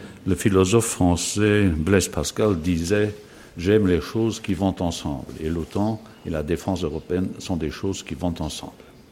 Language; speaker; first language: French; non-native, local second language; Luxembourgish